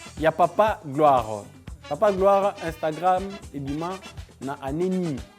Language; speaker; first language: Lingala; native; Lingala